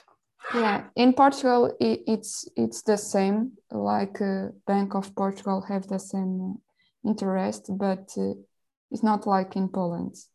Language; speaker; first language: English; non-native, local second language; Portuguese